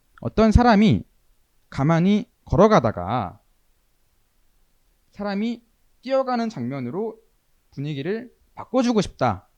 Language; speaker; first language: Korean; native; Korean